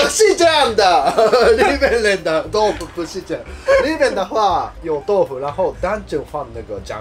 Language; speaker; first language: Chinese; non-native, fluent; Japanese